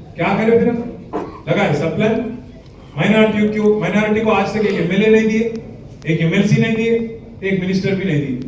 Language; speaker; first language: Hindi; non-native, local second language; Telugu